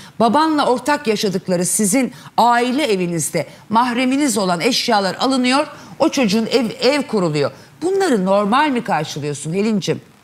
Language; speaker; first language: Turkish; native; Turkish